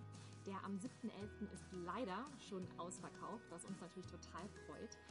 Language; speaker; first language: German; native; German